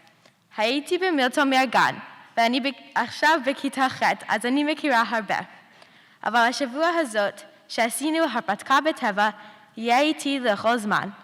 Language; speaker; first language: Hebrew; non-native, learner; English